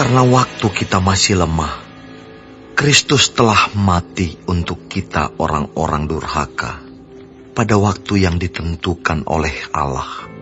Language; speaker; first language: Indonesian; native; Indonesian